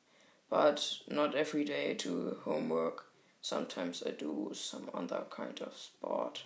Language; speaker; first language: English; non-native, fluent; German